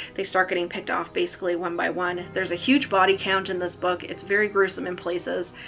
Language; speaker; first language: English; native; English